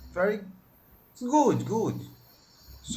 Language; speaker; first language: English; non-native, learner; Portuguese